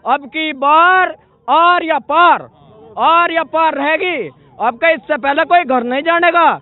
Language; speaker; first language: Hindi; native; Hindi